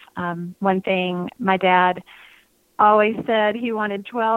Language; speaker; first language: English; native; English